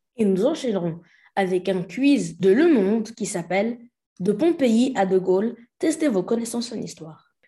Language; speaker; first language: French; non-native, local second language; Wolof